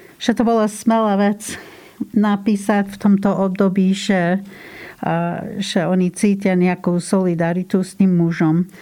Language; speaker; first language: Slovak; non-native, learner; English